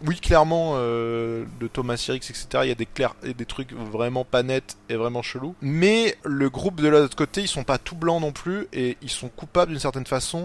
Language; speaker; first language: French; native; French